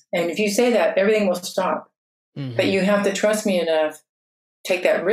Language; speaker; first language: English; native; English